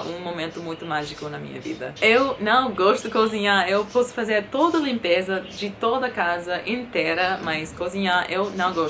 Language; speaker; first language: Portuguese; non-native, fluent; English